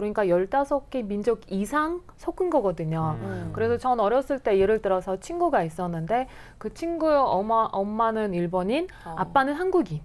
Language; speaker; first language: Korean; non-native, fluent; Russian